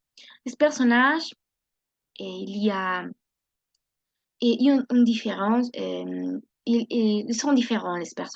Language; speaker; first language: French; non-native, learner; Spanish